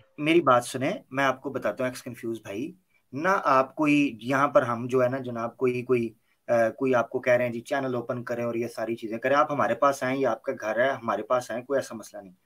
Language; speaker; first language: Urdu; native; Urdu